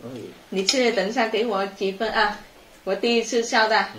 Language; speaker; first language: Chinese; non-native, learner; Vietnamese